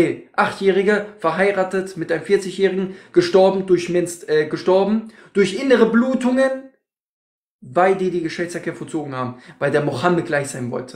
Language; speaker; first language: German; native; German